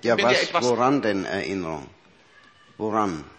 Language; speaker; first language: German; native; German